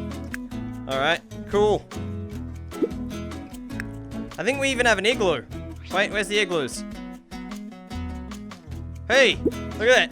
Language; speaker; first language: English; native; English